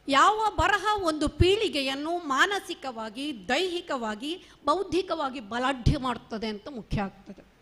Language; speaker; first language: Kannada; non-native, local second language; Marathi